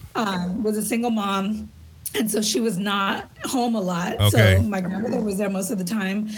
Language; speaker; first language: English; native; English